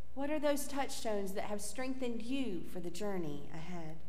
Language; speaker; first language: English; native; English